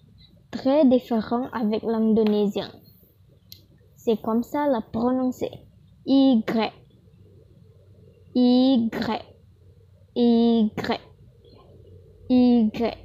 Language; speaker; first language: French; non-native, learner; Indonesian